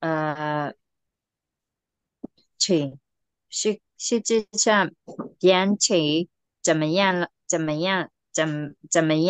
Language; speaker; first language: Chinese; non-native, learner; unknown